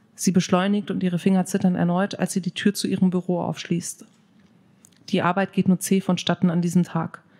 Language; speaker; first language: German; native; German